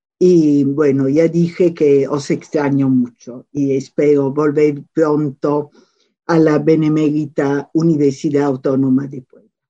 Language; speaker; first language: Spanish; non-native, fluent; Italian